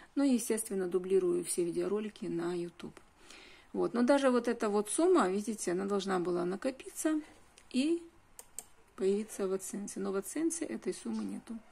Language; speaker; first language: Russian; native; Russian